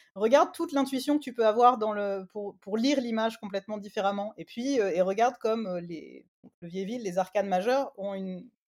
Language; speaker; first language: French; native; French